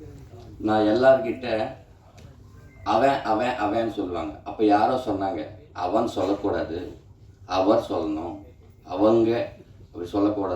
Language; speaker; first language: Tamil; non-native, learner; Telugu